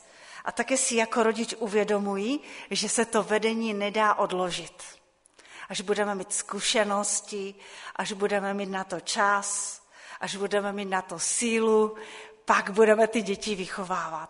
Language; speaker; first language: Czech; non-native, local second language; Polish